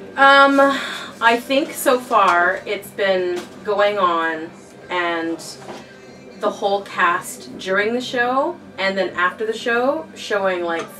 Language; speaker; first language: English; native; English